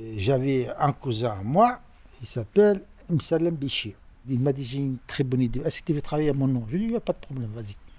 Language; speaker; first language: French; non-native, learner; Arabic